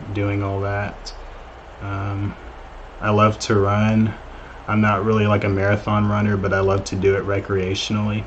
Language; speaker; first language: English; native; English